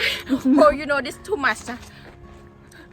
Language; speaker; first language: English; non-native, learner; Thai